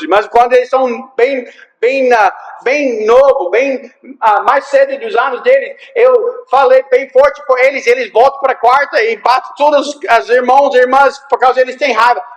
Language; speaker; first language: Portuguese; non-native, fluent; English